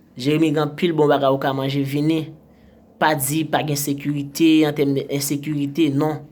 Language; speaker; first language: Haitian Creole; native; Haitian Creole